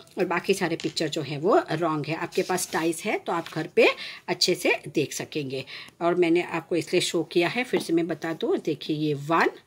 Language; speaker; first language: Hindi; non-native, local second language; Gujarati